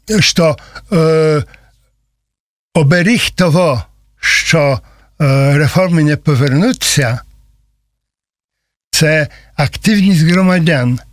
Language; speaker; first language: Ukrainian; non-native, learner; Polish